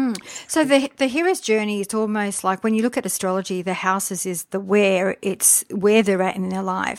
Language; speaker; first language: English; native; English